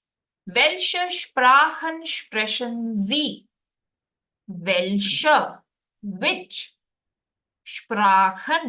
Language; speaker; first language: German; non-native, fluent; Hindi